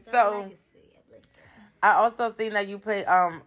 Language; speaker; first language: English; early bilingual, other home language; Spanish